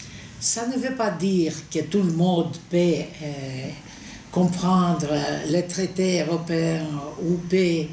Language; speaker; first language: French; non-native, fluent; Greek